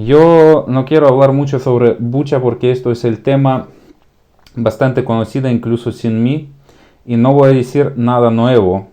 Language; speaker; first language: Spanish; non-native, fluent; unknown